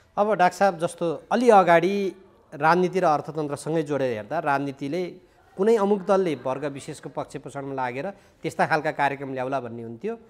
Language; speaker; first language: Nepali; native; Nepali